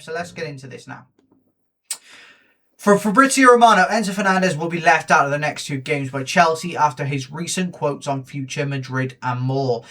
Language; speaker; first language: English; native; English